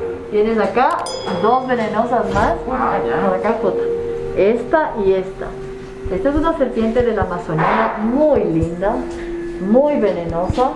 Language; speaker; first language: Spanish; native; Spanish